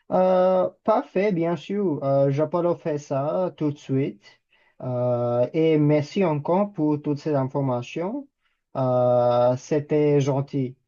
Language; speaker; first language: French; non-native, fluent; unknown